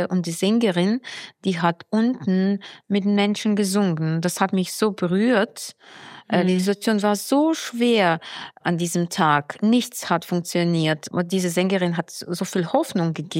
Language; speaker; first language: German; non-native, fluent; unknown